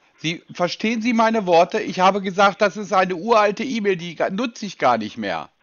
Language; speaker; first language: German; native; German